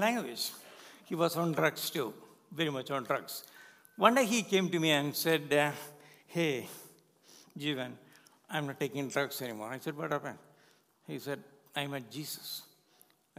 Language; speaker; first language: English; non-native, local second language; Malayalam